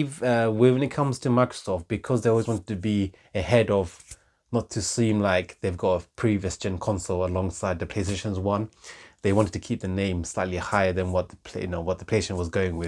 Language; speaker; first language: English; native; English